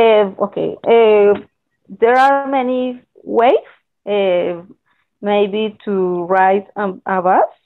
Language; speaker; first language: English; non-native, learner; Spanish